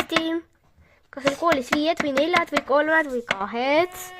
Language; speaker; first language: Estonian; non-native, local second language; Russian